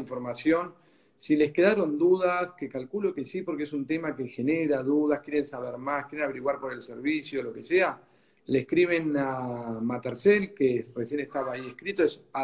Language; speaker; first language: Spanish; native; Spanish